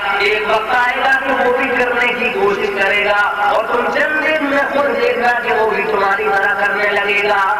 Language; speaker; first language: Urdu; native; Urdu